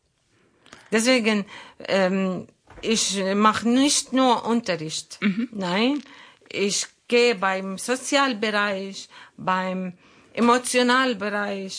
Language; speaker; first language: German; non-native, learner; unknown